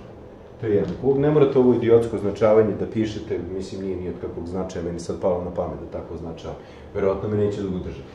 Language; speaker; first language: Serbian; native; Serbian